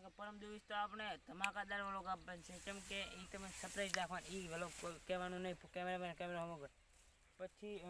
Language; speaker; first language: Gujarati; native; Gujarati